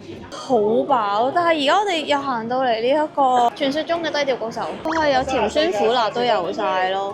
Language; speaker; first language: Cantonese; native; Cantonese